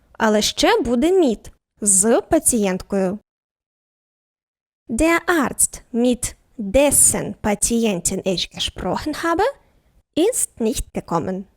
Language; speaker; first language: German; non-native, fluent; Ukrainian